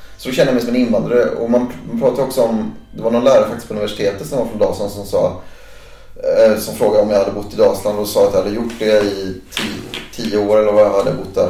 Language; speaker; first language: Swedish; native; Swedish